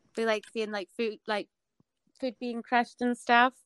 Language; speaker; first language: English; native; English